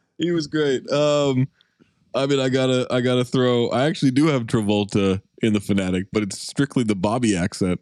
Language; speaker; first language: English; native; English